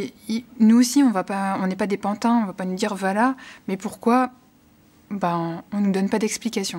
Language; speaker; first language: French; native; French